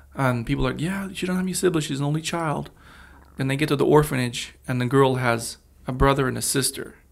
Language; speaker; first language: English; early bilingual, other home language; Russian